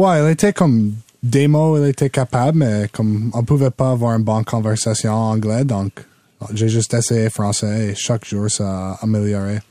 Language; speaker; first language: French; non-native, local second language; English